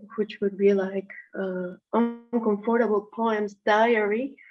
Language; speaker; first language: English; non-native, fluent; Spanish